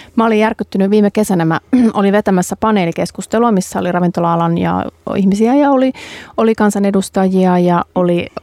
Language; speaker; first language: Finnish; non-native, fluent; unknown